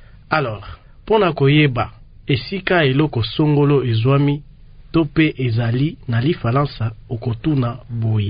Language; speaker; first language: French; non-native, local second language; Lingala